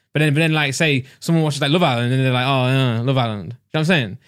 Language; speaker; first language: English; native; English